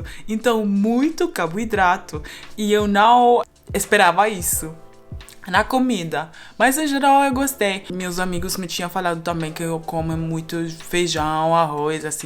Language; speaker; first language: Portuguese; non-native, fluent; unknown